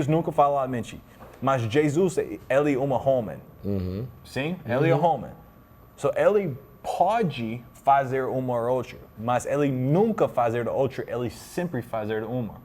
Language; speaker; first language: Portuguese; non-native, learner; English